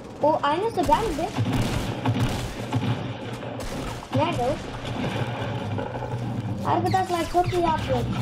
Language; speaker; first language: Turkish; early bilingual, heritage; Turkish